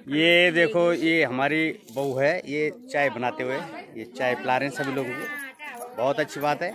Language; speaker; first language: Hindi; native; Hindi